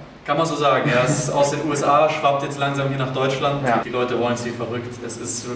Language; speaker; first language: German; native; German